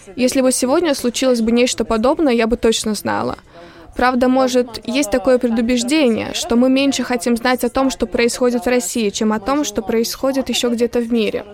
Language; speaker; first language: Russian; non-native, local second language; Lithuanian